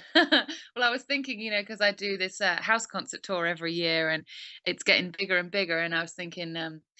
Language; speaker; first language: English; native; English